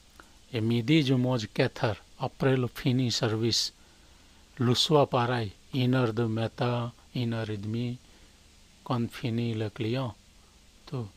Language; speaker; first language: French; non-native, learner; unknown